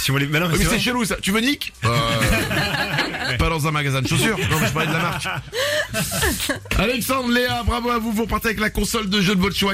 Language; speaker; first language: French; native; French